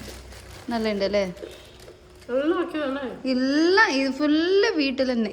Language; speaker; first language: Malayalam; non-native, learner; Kannada